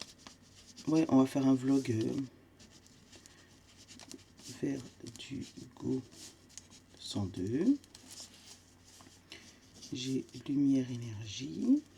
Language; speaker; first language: French; native; French